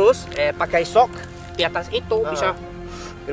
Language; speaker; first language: Indonesian; non-native, learner; English